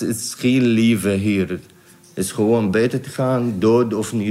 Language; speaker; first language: Dutch; non-native, learner; Arabic